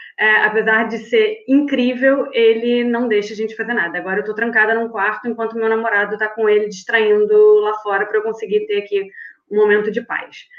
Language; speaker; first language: Portuguese; native; Portuguese